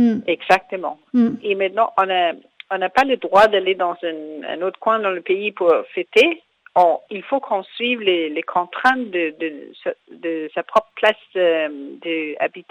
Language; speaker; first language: French; non-native, fluent; Danish